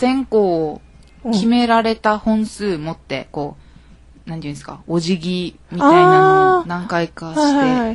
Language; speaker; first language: Japanese; native; Japanese